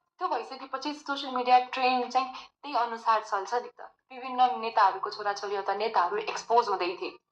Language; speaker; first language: Nepali; native; Nepali